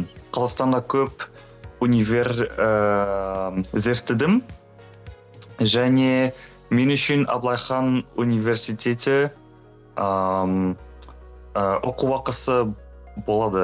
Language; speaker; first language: Kazakh; non-native, learner; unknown